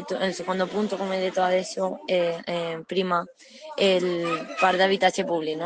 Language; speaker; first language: Italian; non-native, learner; Spanish